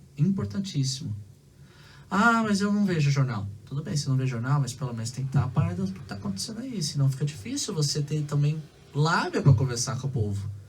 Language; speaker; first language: Portuguese; native; Portuguese